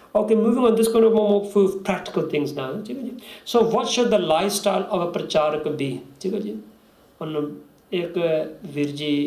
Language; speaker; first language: Punjabi; early bilingual, heritage; Punjabi